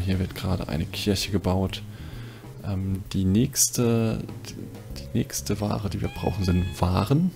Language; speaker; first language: German; native; German